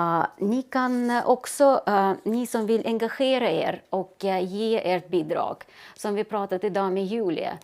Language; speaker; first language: Swedish; non-native, fluent; Russian